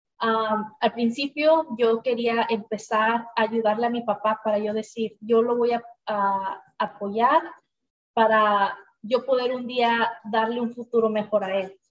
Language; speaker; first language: Spanish; early bilingual, heritage; Spanish